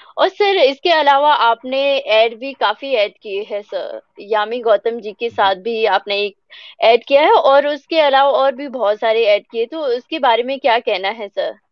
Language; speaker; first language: Hindi; native; Hindi